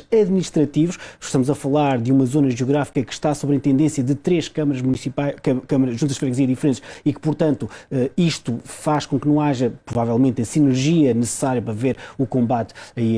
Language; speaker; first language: Portuguese; native; Portuguese